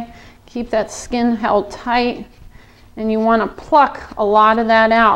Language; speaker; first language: English; native; English